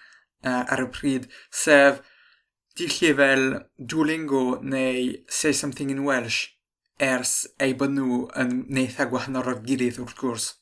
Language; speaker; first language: Welsh; non-native, fluent; French